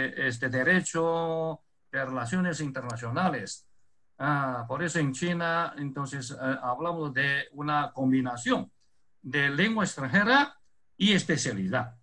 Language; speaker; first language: Spanish; non-native, fluent; Chinese